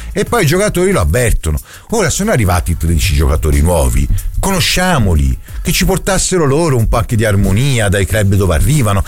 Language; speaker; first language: Italian; native; Italian